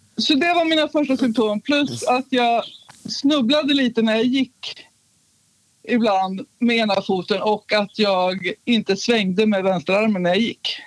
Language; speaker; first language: Swedish; native; Swedish